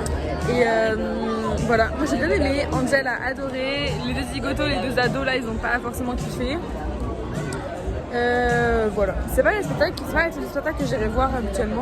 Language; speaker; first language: French; native; French